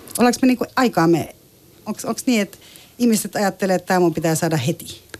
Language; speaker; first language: Finnish; native; Finnish